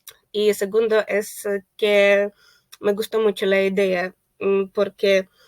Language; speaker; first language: Spanish; non-native, fluent; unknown